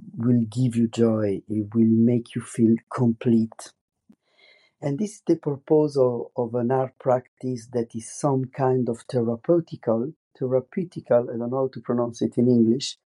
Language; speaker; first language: English; non-native, fluent; Italian